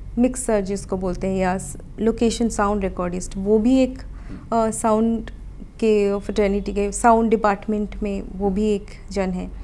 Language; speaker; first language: Hindi; non-native, local second language; Odia